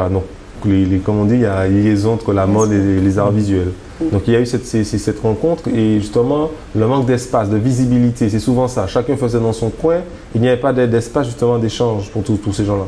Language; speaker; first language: French; native; French